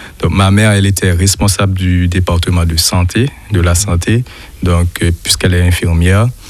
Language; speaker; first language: French; non-native, local second language; Haitian Creole